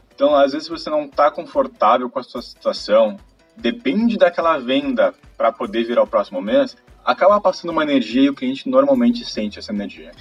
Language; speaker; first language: Portuguese; native; Portuguese